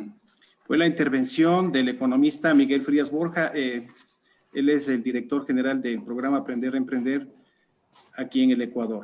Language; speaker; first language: Spanish; native; Spanish